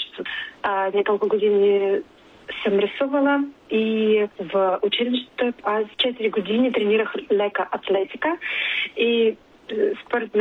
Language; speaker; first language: Bulgarian; non-native, learner; Russian